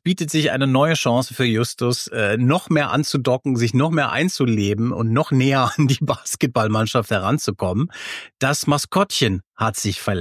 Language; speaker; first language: German; native; German